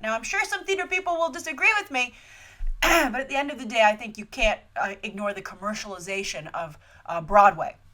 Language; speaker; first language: English; native; English